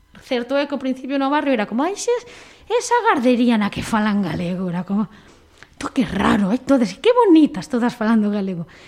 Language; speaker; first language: Galician; native; Galician